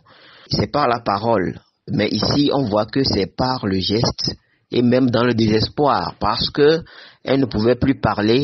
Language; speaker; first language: French; non-native, local second language; Ewe